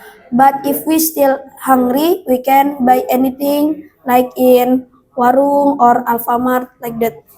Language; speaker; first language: English; non-native, learner; Indonesian